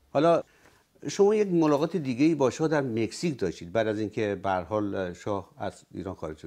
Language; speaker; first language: Persian; native; Persian